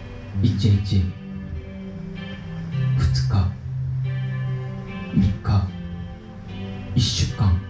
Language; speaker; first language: Japanese; non-native, learner; Korean